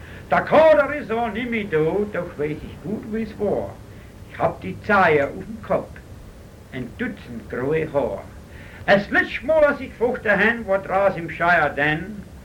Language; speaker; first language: German; early bilingual, other home language; Pennsylvania German